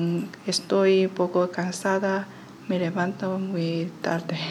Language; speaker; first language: Spanish; non-native, learner; Chinese